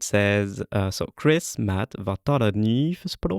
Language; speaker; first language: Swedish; non-native, learner; French